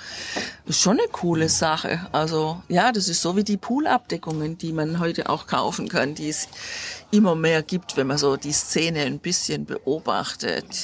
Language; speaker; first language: German; native; German